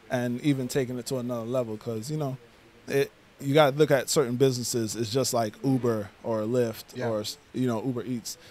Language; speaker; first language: English; native; English